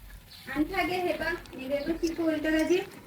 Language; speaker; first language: Korean; non-native, learner; Bangla